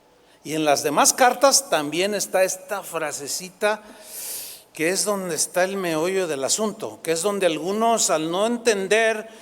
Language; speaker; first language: Spanish; native; Spanish